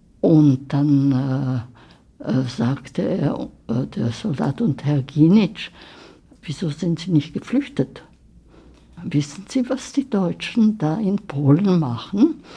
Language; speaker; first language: German; early bilingual, heritage; German